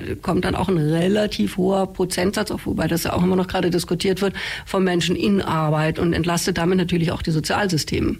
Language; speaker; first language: German; native; German